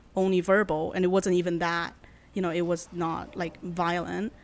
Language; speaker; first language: English; non-native, fluent; Chinese